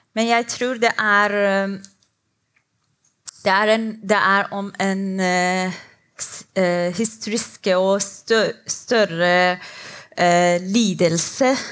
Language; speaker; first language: Norwegian; non-native, learner; Persian